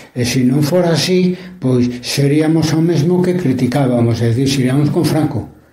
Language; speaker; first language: Galician; non-native, local second language; Spanish